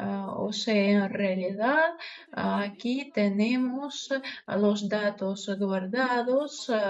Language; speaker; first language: Spanish; non-native, fluent; Russian